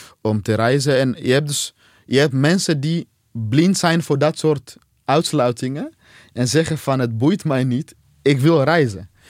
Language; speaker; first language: Dutch; non-native, fluent; Swahili